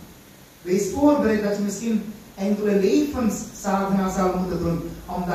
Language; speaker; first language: Dutch; non-native, local second language; Caribbean Hindustani